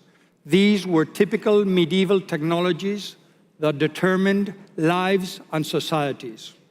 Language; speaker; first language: English; non-native, fluent; Spanish